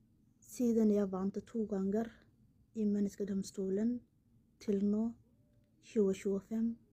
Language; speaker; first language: Norwegian; non-native, learner; Somali